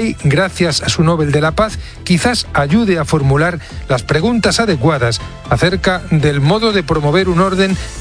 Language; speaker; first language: Spanish; native; Spanish